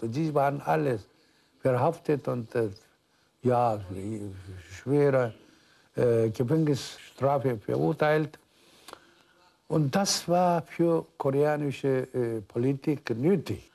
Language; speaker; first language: German; non-native, fluent; Korean